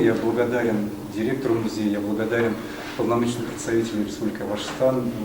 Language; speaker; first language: Russian; native; Russian